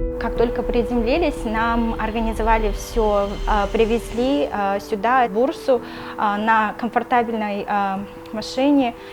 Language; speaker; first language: Russian; non-native, local second language; Kyrgyz